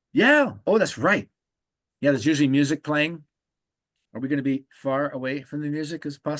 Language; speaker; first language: English; native; English